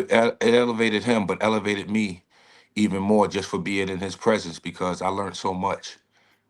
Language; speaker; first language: English; native; English